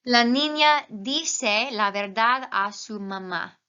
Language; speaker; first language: Spanish; non-native, fluent; English